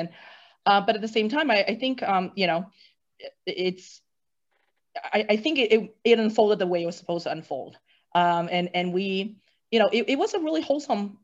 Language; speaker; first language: English; native; English